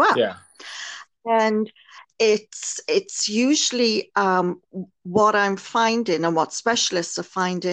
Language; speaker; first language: English; native; English